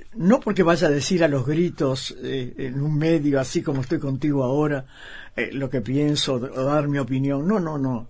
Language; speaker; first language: Spanish; native; Spanish